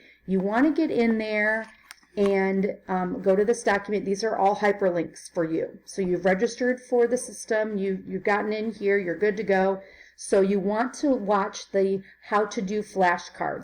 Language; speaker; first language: English; native; English